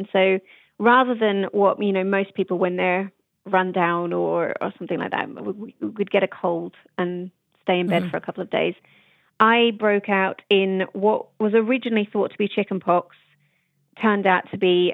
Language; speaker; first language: English; native; English